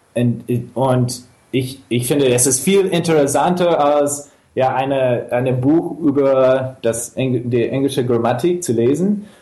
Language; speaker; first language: German; non-native, fluent; English